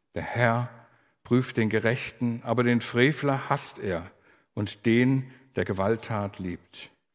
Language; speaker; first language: German; native; German